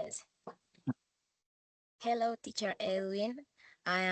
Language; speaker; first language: English; non-native, learner; Spanish